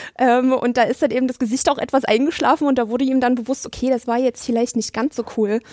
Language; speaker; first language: German; native; German